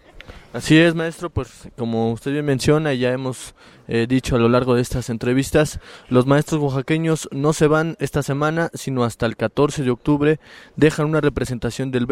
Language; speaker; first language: Spanish; native; Spanish